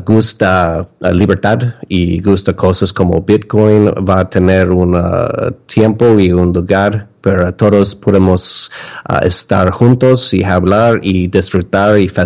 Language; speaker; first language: Spanish; non-native, learner; English